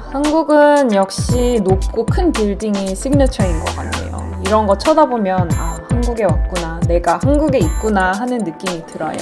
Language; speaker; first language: Korean; early bilingual, heritage; Korean